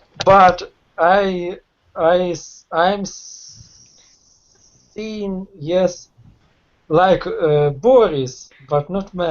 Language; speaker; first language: English; non-native, learner; Russian